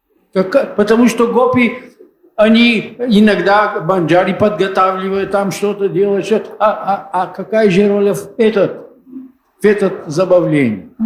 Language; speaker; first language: Russian; non-native, fluent; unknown